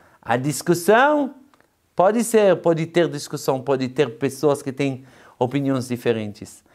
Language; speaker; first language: Portuguese; non-native, fluent; Hebrew